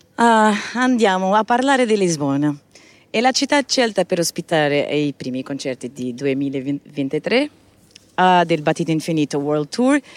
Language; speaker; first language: Italian; non-native, learner; Portuguese